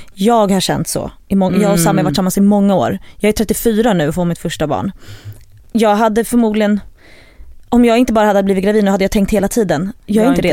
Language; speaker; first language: Swedish; native; Swedish